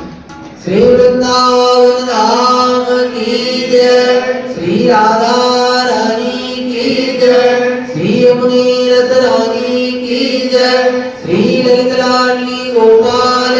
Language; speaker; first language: Hindi; native; Hindi